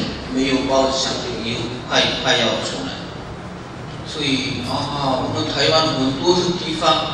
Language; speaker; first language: Chinese; non-native, learner; Korean